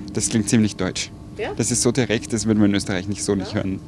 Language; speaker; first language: German; native; German